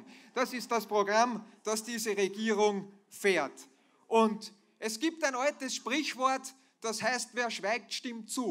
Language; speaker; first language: German; native; German